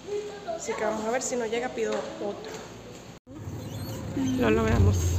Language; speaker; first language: Spanish; native; Spanish